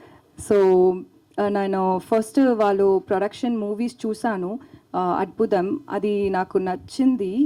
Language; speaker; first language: Telugu; non-native, learner; Tamil